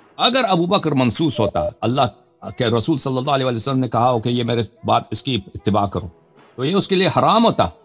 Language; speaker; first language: Urdu; non-native, fluent; Persian